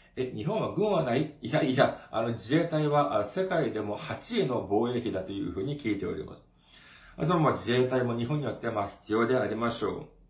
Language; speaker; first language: Japanese; non-native, fluent; Korean